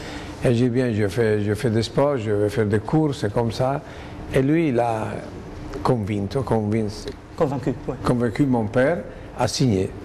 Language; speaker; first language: French; non-native, fluent; Italian